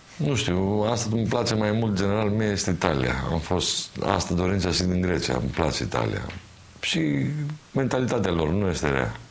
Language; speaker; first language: Romanian; non-native, learner; Greek